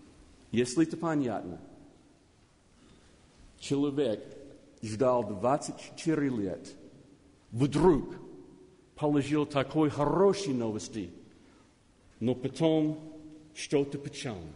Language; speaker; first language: Russian; non-native, learner; English